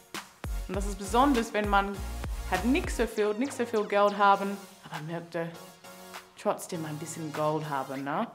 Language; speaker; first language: German; non-native, learner; English